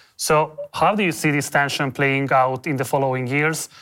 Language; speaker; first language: English; non-native, fluent; Hungarian